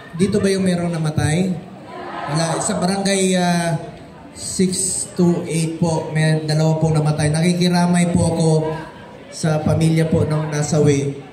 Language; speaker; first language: Filipino; non-native, local second language; Cebuano